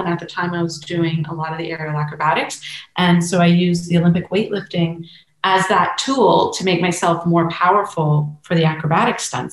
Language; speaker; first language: English; native; English